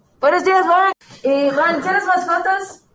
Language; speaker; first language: Spanish; non-native, learner; English